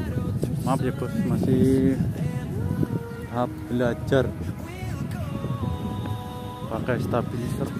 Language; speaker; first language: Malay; non-native, local second language; Javanese